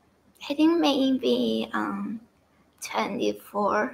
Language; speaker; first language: English; non-native, learner; Thai